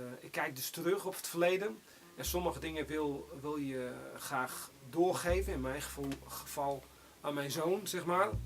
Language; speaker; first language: Dutch; non-native, local second language; Western Frisian